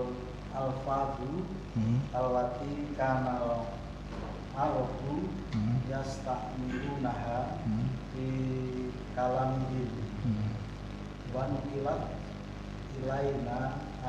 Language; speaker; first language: Arabic; non-native, learner; Indonesian